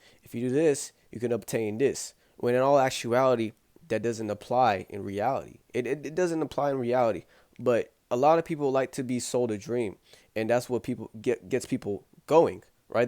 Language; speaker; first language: English; native; English